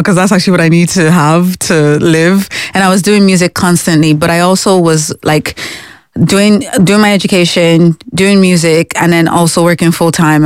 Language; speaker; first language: English; native; English